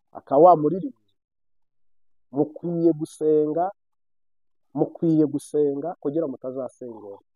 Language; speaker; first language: Kinyarwanda; native; Kinyarwanda